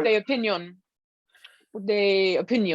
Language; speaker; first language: Spanish; non-native, fluent; English